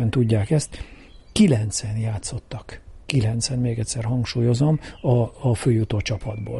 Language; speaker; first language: Hungarian; native; Hungarian